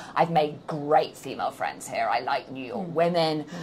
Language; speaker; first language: English; native; English